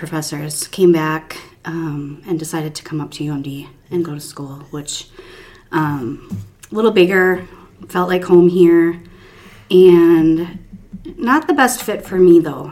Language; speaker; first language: English; native; English